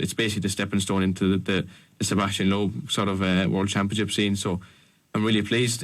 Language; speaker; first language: English; native; English